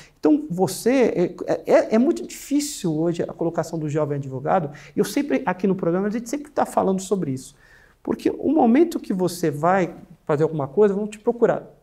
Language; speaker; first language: Portuguese; native; Portuguese